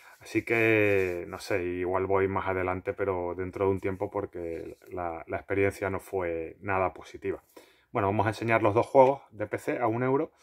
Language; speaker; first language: Spanish; native; Spanish